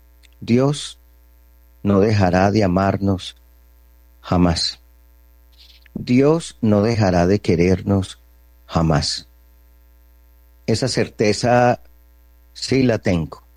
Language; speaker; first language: Spanish; native; Spanish